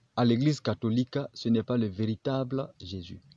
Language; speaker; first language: French; non-native, local second language; Baoulé